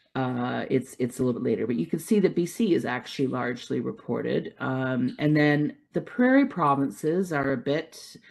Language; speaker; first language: English; native; English